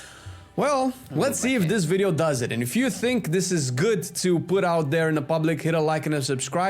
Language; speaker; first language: English; native; English